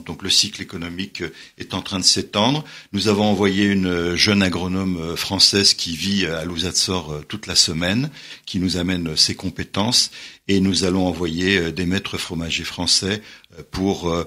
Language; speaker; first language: French; native; French